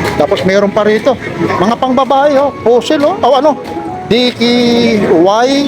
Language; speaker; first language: Filipino; non-native, local second language; Waray